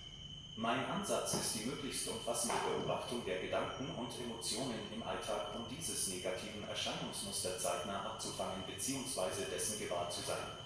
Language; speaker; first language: German; native; German